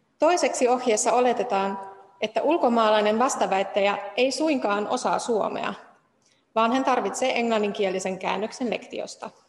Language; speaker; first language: Finnish; non-native, fluent; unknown